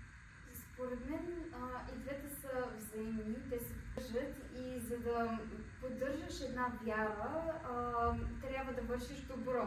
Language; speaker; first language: Bulgarian; native; Bulgarian